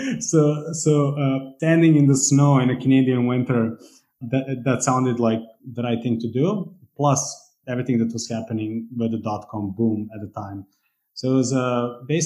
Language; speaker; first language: English; non-native, fluent; Serbian